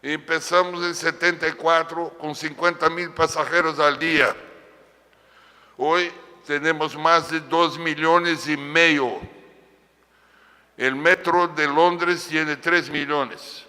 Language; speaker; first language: Spanish; non-native, fluent; Portuguese